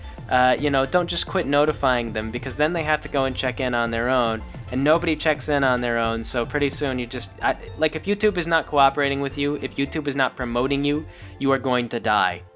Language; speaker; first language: English; native; English